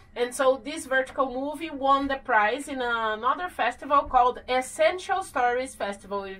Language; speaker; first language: English; non-native, fluent; Portuguese